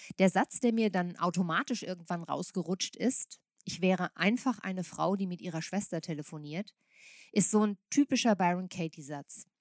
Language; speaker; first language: German; native; German